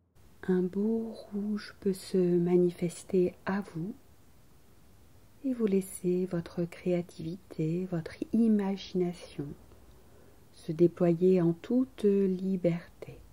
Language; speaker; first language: French; native; French